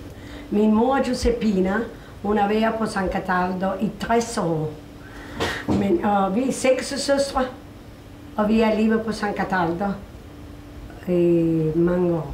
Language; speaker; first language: Danish; non-native, learner; Italian